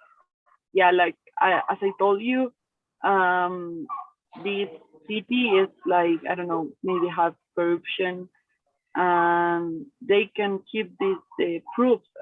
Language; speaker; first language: English; non-native, learner; Spanish